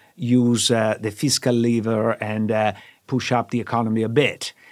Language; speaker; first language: English; non-native, fluent; Italian